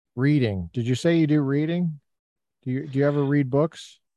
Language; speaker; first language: English; native; English